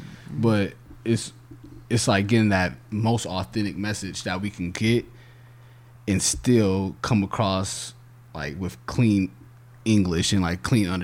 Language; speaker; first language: English; native; English